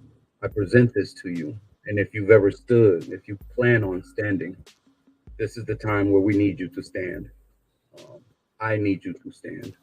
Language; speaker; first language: English; native; English